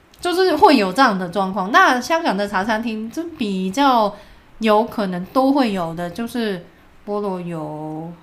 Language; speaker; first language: Chinese; non-native, local second language; Cantonese